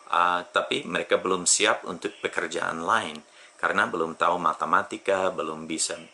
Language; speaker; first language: Indonesian; non-native, fluent; English